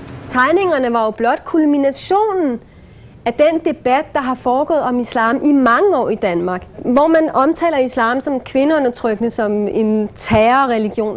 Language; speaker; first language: Danish; early bilingual, other home language; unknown